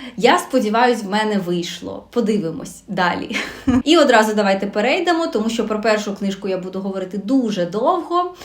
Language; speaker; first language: Ukrainian; non-native, local second language; Russian